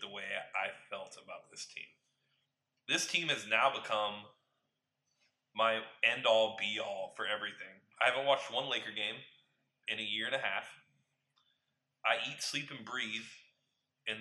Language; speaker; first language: English; native; English